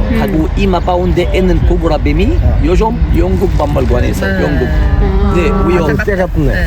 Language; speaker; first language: Korean; non-native, learner; Arabic